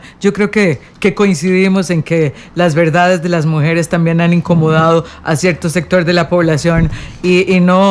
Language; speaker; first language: Spanish; native; Spanish